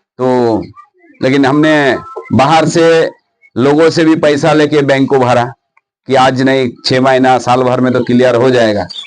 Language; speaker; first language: Hindi; non-native, local second language; Bangla